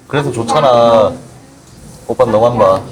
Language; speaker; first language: Korean; native; Korean